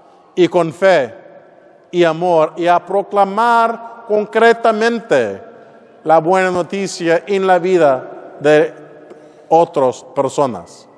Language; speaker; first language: Spanish; non-native, fluent; English